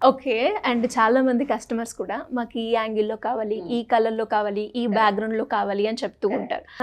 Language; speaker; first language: Telugu; native; Telugu